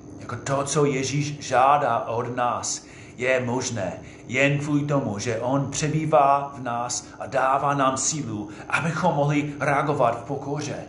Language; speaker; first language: Czech; non-native, fluent; English